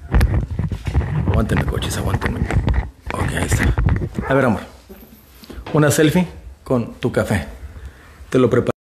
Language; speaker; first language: Spanish; native; Spanish